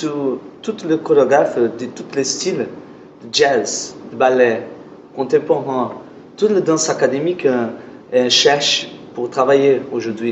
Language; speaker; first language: French; non-native, learner; Portuguese